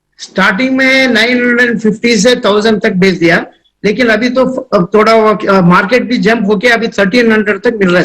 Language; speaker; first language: Hindi; non-native, local second language; Kannada